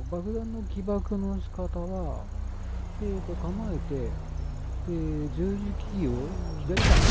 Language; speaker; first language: Japanese; native; Japanese